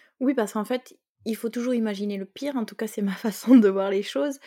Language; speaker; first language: French; native; French